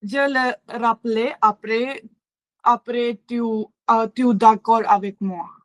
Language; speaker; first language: French; non-native, learner; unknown